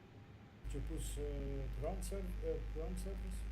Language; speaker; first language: English; non-native, learner; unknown